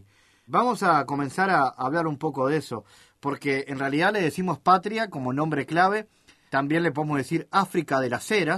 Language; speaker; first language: Spanish; native; Spanish